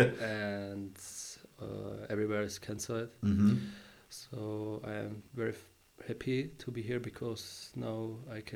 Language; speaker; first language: English; non-native, learner; Czech